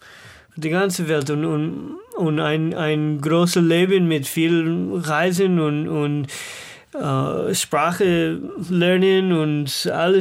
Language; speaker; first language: German; non-native, fluent; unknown